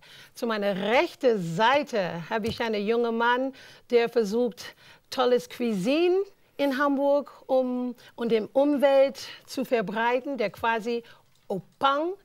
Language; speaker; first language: German; non-native, fluent; English